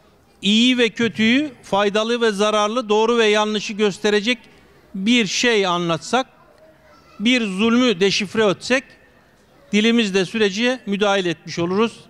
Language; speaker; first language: Turkish; native; Turkish